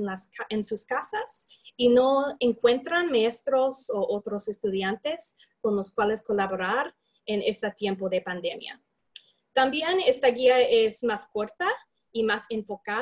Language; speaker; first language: Spanish; non-native, fluent; English